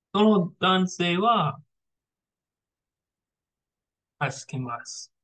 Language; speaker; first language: Japanese; non-native, learner; English